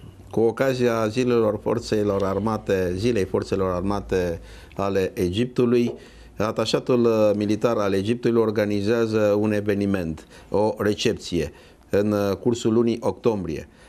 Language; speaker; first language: Romanian; native; Romanian